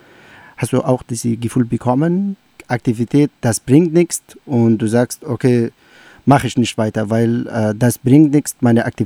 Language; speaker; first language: German; non-native, learner; Persian